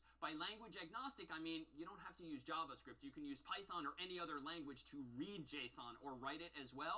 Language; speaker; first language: English; native; English